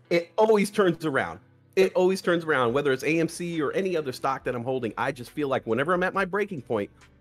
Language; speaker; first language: English; native; English